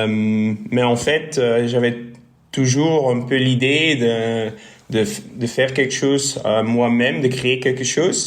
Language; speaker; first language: French; non-native, local second language; Dutch